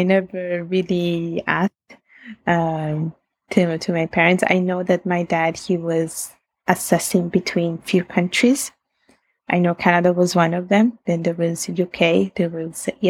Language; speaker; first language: English; non-native, fluent; Italian